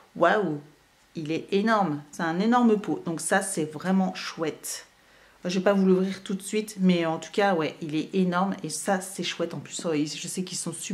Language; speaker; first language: French; native; French